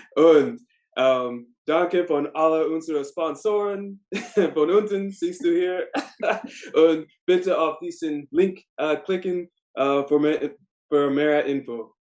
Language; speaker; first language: German; non-native, learner; English